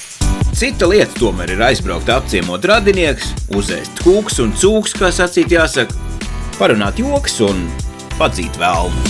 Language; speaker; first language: Latvian; native; Latvian